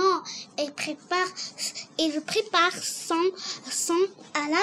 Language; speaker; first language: French; non-native, learner; Arabic